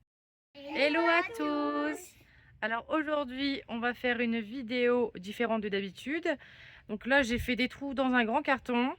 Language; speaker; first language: French; native; French